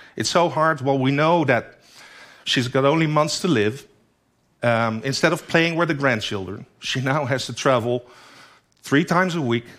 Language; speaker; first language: English; non-native, fluent; Dutch